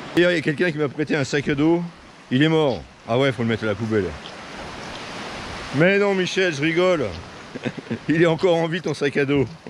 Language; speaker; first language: French; native; French